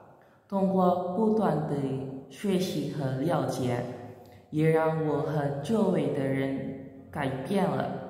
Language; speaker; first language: Chinese; non-native, learner; Indonesian